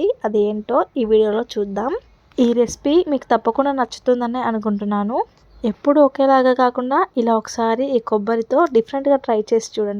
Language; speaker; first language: Telugu; native; Telugu